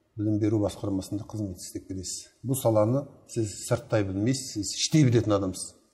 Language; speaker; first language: Kazakh; native; Kazakh